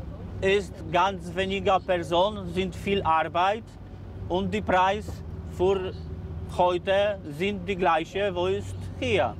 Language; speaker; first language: German; non-native, learner; Polish